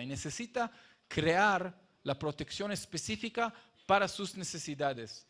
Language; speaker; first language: Spanish; non-native, fluent; Hebrew